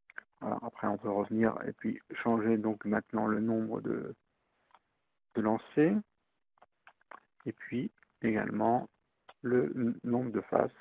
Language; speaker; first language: French; native; French